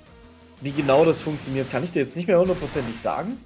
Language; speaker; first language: German; native; German